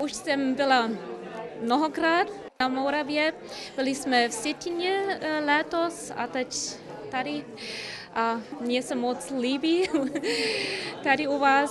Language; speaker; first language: Czech; non-native, fluent; German